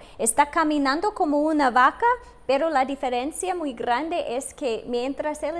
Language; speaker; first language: Spanish; non-native, fluent; English